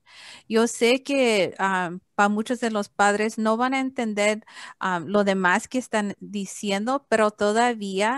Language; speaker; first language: Spanish; early bilingual, heritage; English